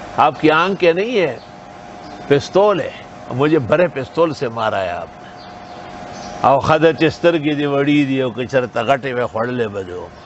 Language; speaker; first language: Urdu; non-native, local second language; Pashto